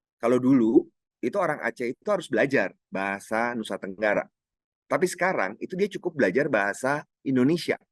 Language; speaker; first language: Indonesian; non-native, local second language; Minangkabau